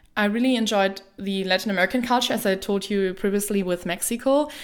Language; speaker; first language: English; non-native, fluent; German